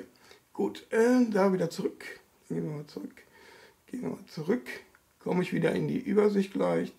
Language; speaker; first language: German; native; German